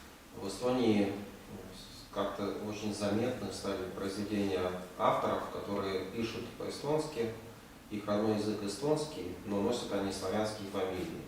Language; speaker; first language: Russian; native; Russian